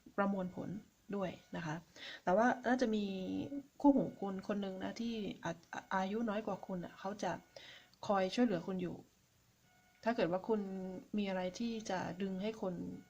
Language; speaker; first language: Thai; native; Thai